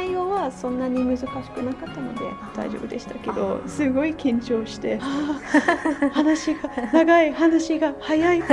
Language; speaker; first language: Japanese; non-native, fluent; English